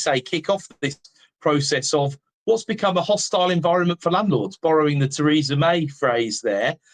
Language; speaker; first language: English; native; English